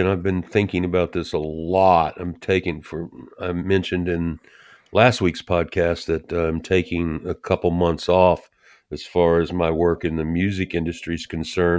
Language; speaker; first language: English; native; English